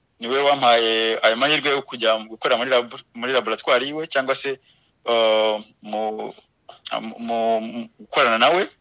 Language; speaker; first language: Kinyarwanda; native; Kinyarwanda